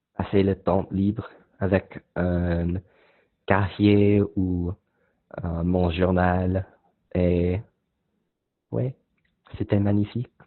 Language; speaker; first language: French; non-native, learner; English